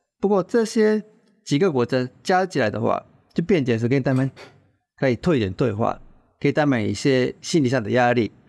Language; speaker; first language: Chinese; non-native, fluent; Japanese